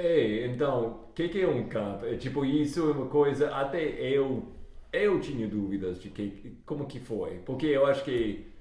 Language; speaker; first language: Portuguese; non-native, fluent; English